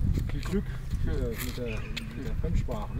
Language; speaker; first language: German; non-native, learner; Mongolian